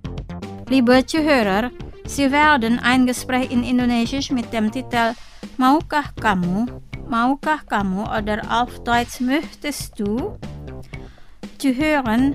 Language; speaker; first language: German; non-native, fluent; Indonesian